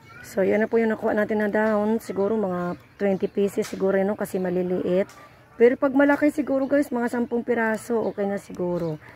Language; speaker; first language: Filipino; non-native, local second language; Cebuano